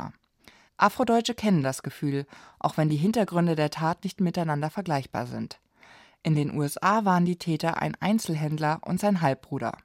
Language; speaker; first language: German; native; German